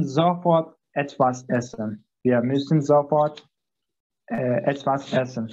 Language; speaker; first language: German; non-native, learner; Turkish